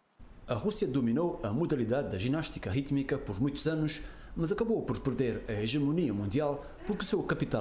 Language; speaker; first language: Portuguese; non-native, local second language; Kabuverdianu